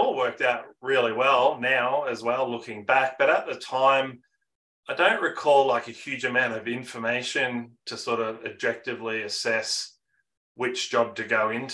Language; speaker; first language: English; native; English